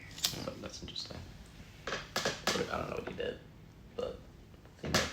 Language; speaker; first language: English; native; English